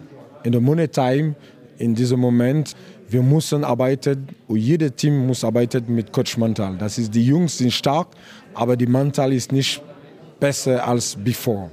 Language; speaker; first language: German; non-native, learner; French